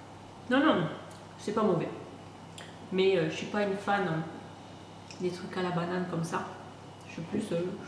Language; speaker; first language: French; native; French